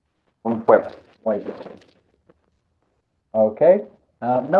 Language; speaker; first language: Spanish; non-native, fluent; English